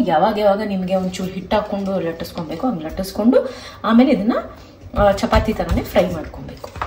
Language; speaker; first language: Kannada; native; Kannada